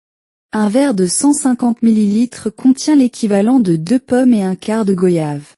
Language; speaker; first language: French; non-native, learner; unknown